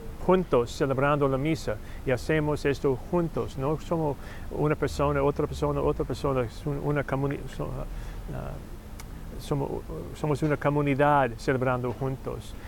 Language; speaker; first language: Spanish; non-native, fluent; English